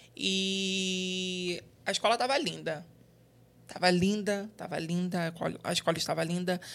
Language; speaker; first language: Portuguese; native; Portuguese